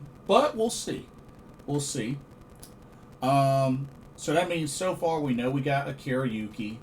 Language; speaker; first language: English; native; English